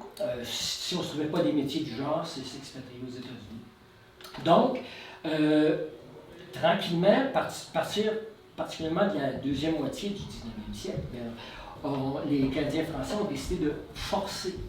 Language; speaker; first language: French; native; French